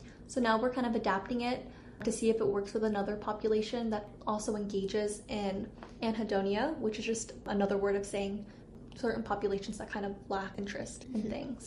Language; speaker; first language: English; native; English